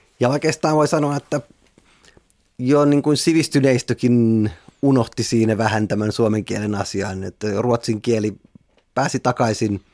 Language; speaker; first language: Finnish; native; Finnish